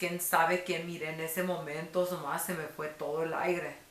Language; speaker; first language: Spanish; early bilingual, heritage; Spanish